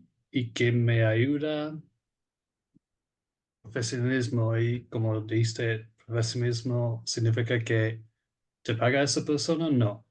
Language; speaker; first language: Spanish; non-native, learner; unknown